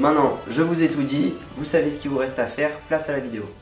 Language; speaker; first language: French; native; French